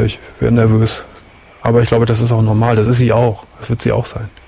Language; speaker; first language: German; native; German